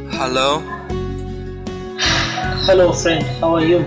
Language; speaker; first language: English; non-native, learner; Bangla